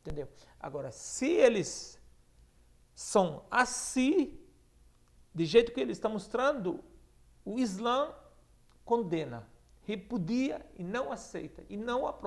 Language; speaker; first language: Portuguese; non-native, fluent; Arabic